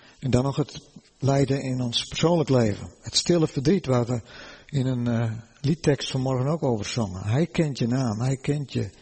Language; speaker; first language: Dutch; native; Dutch